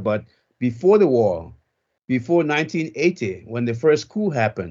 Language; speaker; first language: English; native; English